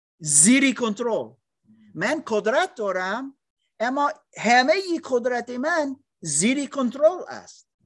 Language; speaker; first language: Persian; non-native, learner; English